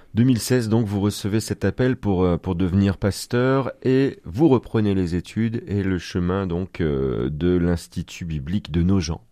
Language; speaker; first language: French; native; French